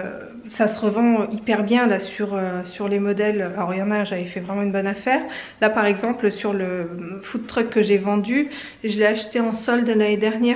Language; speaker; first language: French; native; French